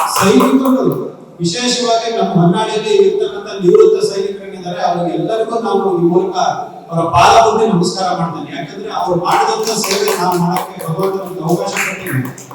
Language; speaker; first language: Kannada; native; Kannada